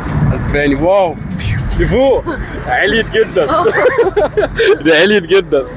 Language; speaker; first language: Arabic; native; Arabic